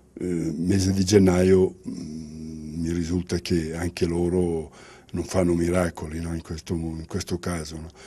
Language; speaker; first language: Italian; native; Italian